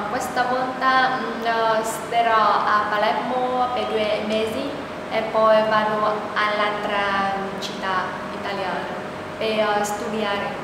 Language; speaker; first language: Italian; non-native, learner; Vietnamese